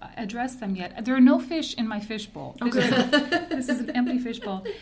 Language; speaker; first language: English; native; English